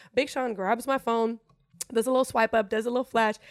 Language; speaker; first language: English; non-native, fluent; German